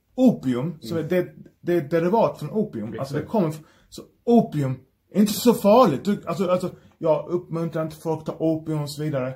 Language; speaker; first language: Swedish; native; Swedish